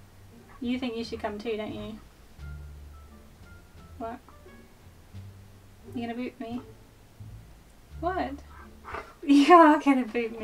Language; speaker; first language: English; native; English